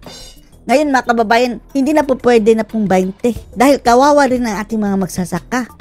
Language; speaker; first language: Filipino; native; Filipino